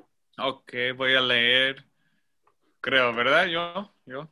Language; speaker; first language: Spanish; non-native, fluent; English